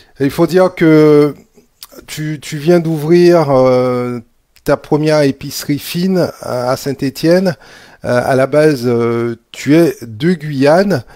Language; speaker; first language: French; native; French